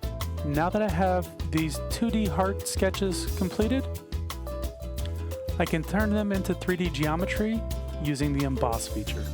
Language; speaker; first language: English; native; English